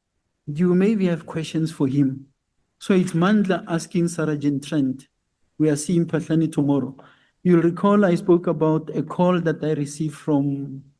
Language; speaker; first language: English; non-native, local second language; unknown